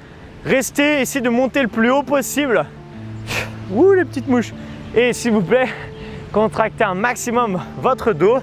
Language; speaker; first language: French; native; French